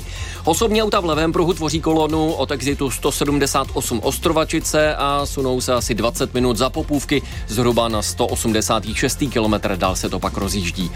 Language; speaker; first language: Czech; native; Czech